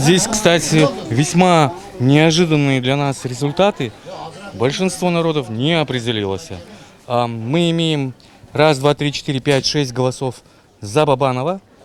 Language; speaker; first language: Russian; native; Russian